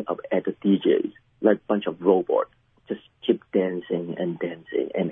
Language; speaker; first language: English; early bilingual, other home language; Cantonese